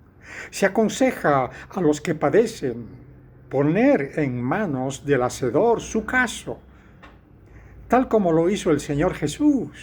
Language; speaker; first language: Spanish; native; Spanish